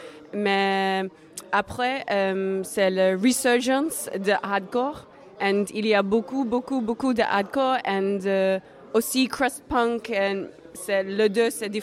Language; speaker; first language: French; non-native, learner; English